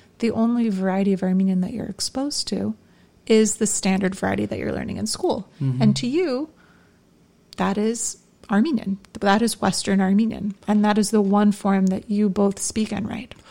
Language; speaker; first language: English; native; English